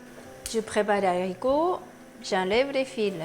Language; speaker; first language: French; non-native, fluent; Japanese